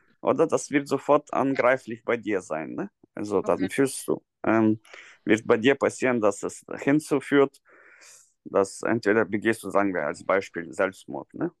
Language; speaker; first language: German; non-native, fluent; Russian